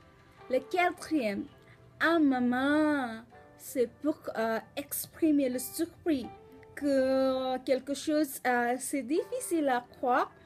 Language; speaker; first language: French; non-native, learner; Nepali